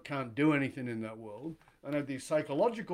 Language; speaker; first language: English; native; English